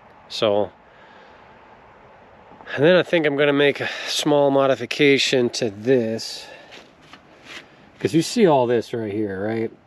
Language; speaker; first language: English; native; English